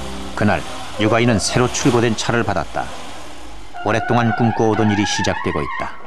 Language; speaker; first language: Korean; native; Korean